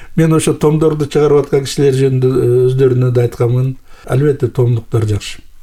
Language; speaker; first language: Kyrgyz; native; Kyrgyz